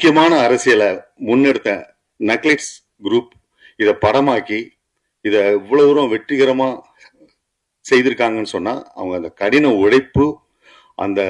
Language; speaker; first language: Tamil; native; Tamil